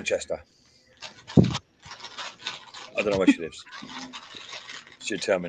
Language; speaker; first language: English; native; English